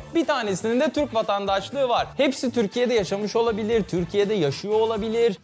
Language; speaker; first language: Turkish; native; Turkish